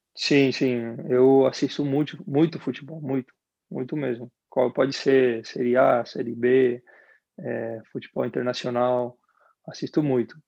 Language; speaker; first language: Portuguese; non-native, fluent; Spanish